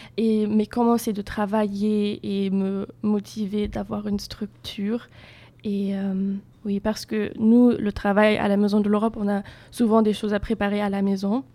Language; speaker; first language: French; non-native, fluent; German